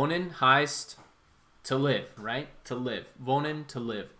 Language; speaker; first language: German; non-native, fluent; English